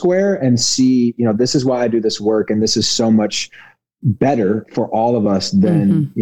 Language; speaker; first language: English; native; English